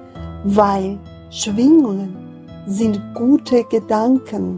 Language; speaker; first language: German; non-native, fluent; Portuguese